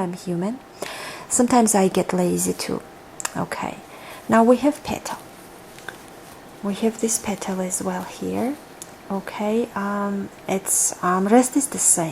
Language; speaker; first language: English; non-native, fluent; Georgian